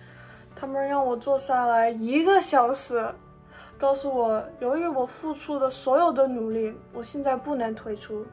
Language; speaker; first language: Chinese; early bilingual, heritage; Chinese